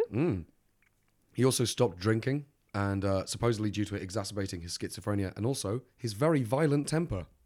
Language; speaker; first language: English; native; English